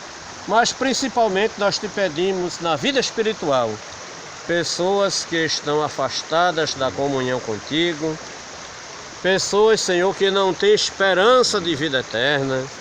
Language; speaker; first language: Portuguese; native; Portuguese